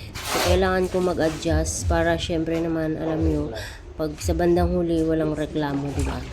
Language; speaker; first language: Filipino; non-native, local second language; Cebuano